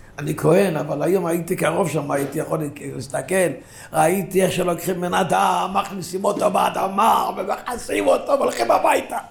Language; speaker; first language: Hebrew; non-native, local second language; Yiddish